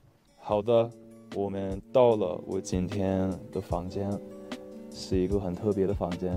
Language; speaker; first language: Chinese; non-native, fluent; English